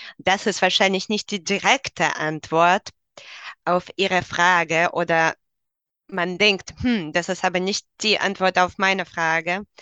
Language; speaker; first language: German; non-native, fluent; Russian